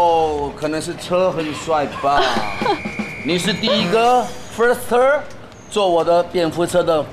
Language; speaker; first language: Chinese; native; Chinese